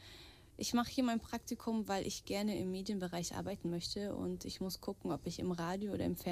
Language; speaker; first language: German; early bilingual, heritage; Portuguese